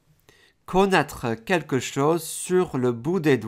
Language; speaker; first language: French; non-native, fluent; English